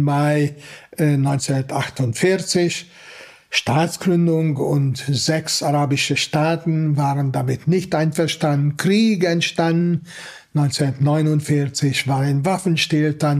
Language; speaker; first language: German; non-native, fluent; Hungarian